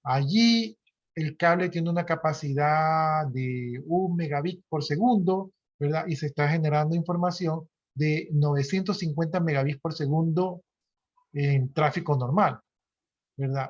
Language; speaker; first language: Spanish; native; Spanish